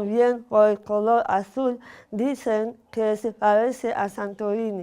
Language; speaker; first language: Spanish; non-native, fluent; Arabic